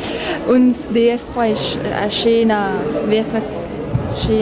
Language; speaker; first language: German; non-native, learner; French